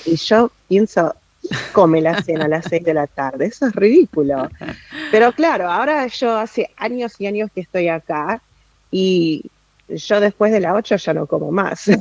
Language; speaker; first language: Spanish; early bilingual, heritage; Spanish